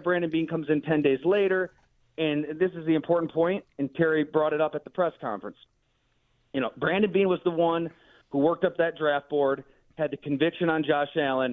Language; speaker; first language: English; native; English